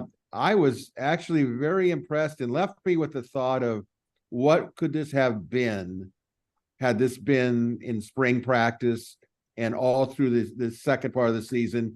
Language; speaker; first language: English; native; English